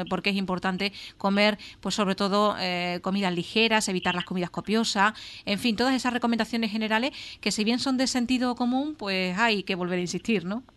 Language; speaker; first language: Spanish; native; Spanish